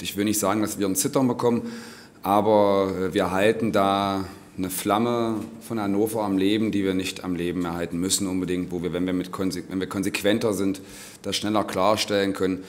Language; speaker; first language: German; native; German